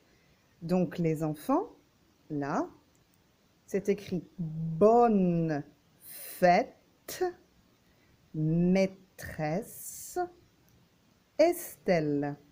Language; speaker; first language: French; native; French